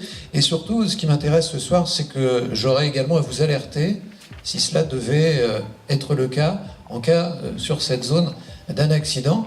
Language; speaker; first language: French; native; French